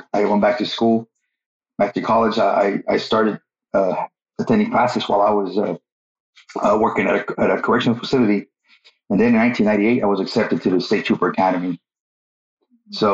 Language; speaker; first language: English; native; English